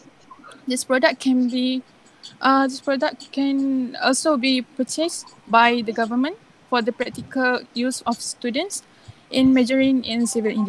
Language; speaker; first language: English; non-native, local second language; Malay